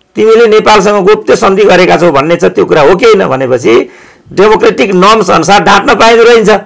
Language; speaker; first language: Nepali; native; Nepali